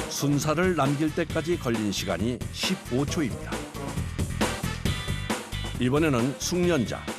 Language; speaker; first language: Korean; native; Korean